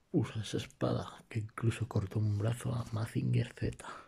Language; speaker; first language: Spanish; native; Spanish